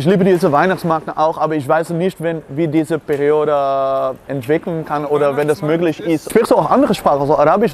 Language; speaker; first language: German; non-native, learner; Dutch